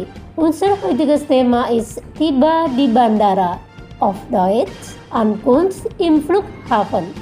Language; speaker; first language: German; non-native, fluent; Indonesian